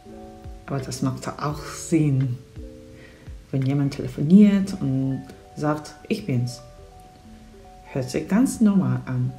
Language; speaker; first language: German; non-native, fluent; Korean